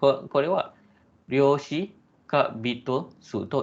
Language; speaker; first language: Japanese; non-native, fluent; Malay